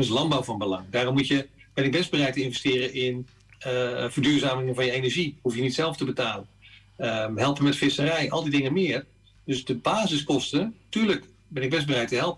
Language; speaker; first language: Dutch; native; Dutch